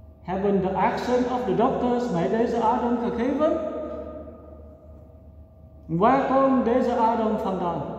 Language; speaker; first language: Dutch; non-native, fluent; Vietnamese